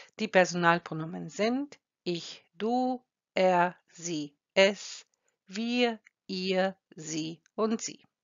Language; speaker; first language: German; non-native, fluent; Croatian